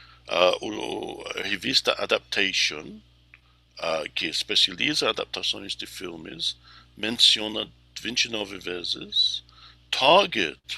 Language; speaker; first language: Portuguese; non-native, fluent; English